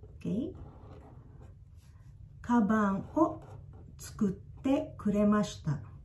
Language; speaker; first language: Japanese; non-native, fluent; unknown